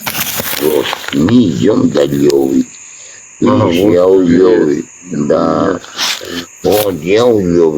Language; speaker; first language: Russian; non-native, fluent; Armenian